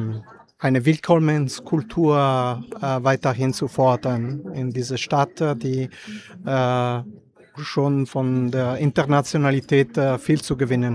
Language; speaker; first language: German; non-native, fluent; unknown